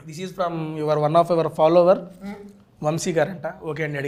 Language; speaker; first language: Telugu; native; Telugu